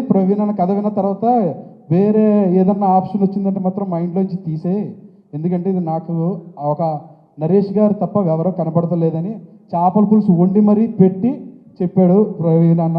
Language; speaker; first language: Telugu; native; Telugu